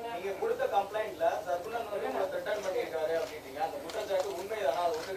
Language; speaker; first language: Tamil; native; Tamil